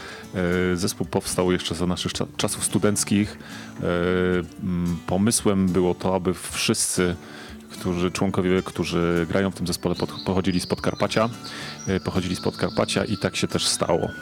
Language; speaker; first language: Polish; native; Polish